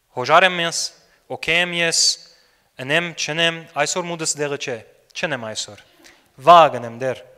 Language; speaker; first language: Armenian; early bilingual, heritage; Armenian